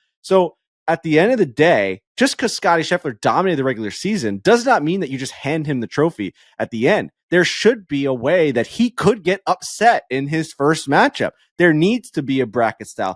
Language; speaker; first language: English; native; English